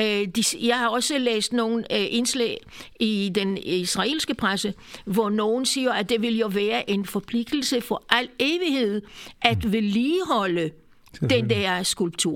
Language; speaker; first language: Danish; non-native, fluent; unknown